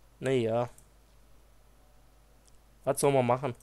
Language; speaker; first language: German; native; German